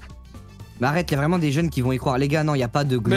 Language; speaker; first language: French; native; French